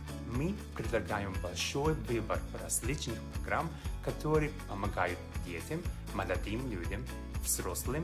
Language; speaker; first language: Russian; non-native, fluent; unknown